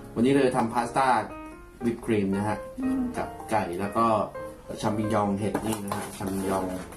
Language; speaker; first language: Thai; native; Thai